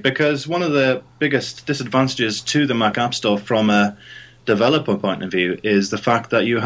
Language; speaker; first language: English; native; English